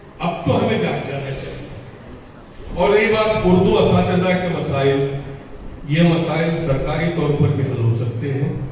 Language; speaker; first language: Urdu; native; Urdu